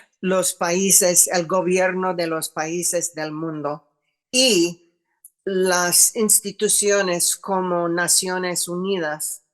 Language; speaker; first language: Spanish; non-native, fluent; English